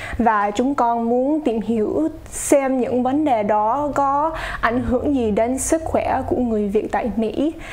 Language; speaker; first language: Vietnamese; early bilingual, heritage; Vietnamese